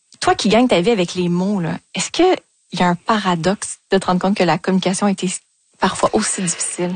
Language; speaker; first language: French; native; French